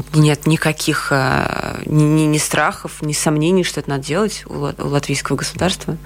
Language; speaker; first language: Russian; native; Russian